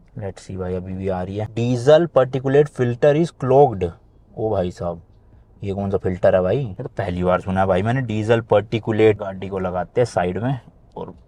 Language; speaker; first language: Hindi; native; Hindi